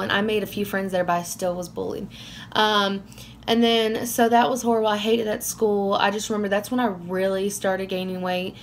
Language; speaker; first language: English; native; English